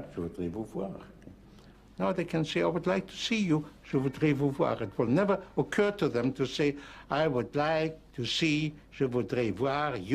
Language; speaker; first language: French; non-native, fluent; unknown